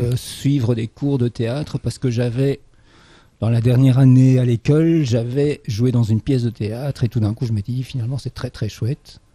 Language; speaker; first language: French; native; French